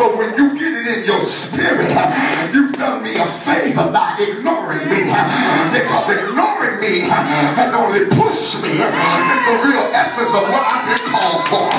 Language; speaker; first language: English; native; English